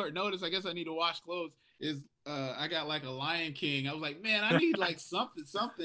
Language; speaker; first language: English; native; English